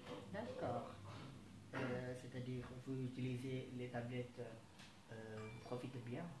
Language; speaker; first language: French; non-native, fluent; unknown